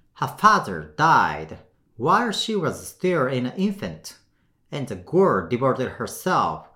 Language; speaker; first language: English; non-native, fluent; Japanese